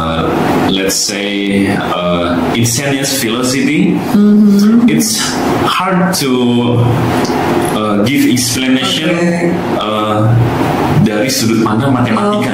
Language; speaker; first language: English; non-native, learner; Indonesian